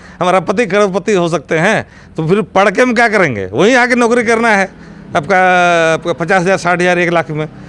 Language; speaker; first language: Hindi; non-native, local second language; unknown